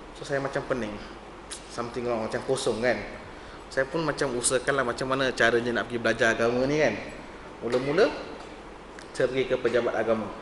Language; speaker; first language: Malay; non-native, local second language; Tamil